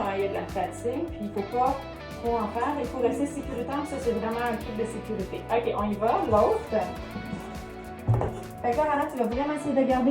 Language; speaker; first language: French; native; French